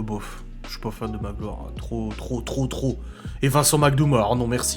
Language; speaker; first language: French; native; French